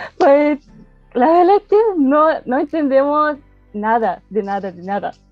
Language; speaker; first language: Spanish; non-native, fluent; Japanese